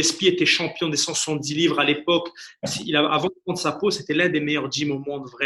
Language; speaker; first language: French; early bilingual, other home language; Arabic